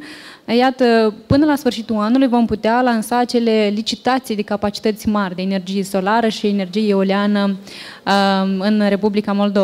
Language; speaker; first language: Romanian; native; Romanian